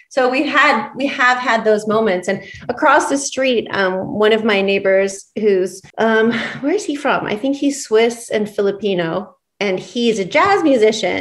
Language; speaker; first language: English; native; English